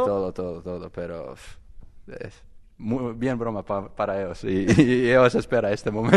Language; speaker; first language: Spanish; non-native, learner; Croatian